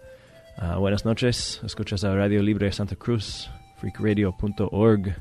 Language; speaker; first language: Spanish; non-native, fluent; English